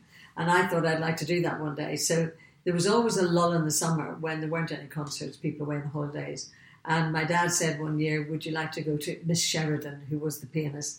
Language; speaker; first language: English; native; English